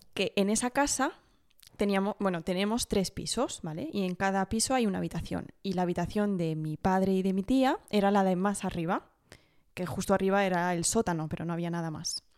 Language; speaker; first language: Spanish; early bilingual, heritage; Spanish